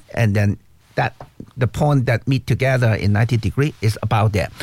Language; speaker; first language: English; non-native, local second language; Cantonese